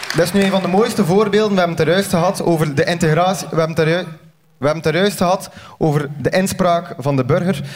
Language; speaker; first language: Dutch; native; Dutch